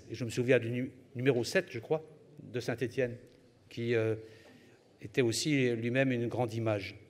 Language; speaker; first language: French; native; French